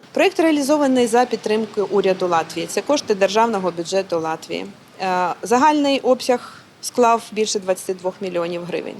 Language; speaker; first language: Ukrainian; native; Ukrainian